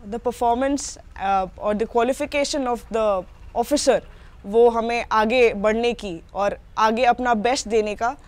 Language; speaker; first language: Hindi; native; Hindi